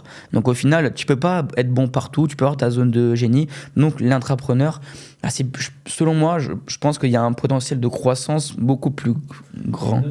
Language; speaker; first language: French; native; French